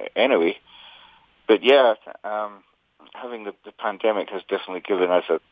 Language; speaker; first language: English; native; English